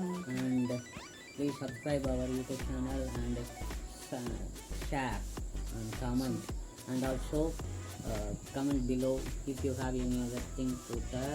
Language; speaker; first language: English; non-native, local second language; Tamil